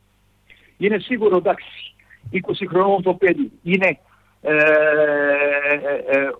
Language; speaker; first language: Greek; non-native, fluent; Serbian